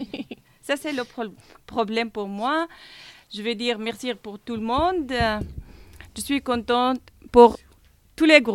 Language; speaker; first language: French; non-native, learner; Kurdish